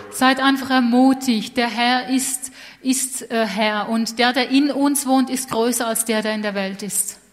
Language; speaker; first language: German; native; German